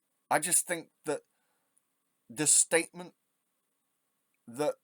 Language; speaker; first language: English; native; English